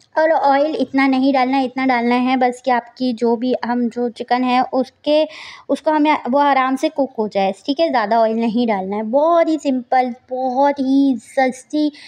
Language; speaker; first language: Hindi; native; Hindi